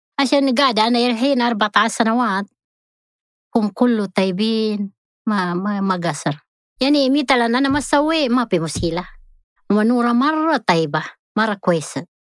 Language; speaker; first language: Arabic; non-native, learner; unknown